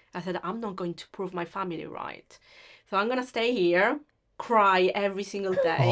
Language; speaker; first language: English; non-native, fluent; Italian